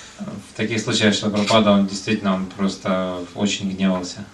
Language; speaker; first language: Russian; native; Russian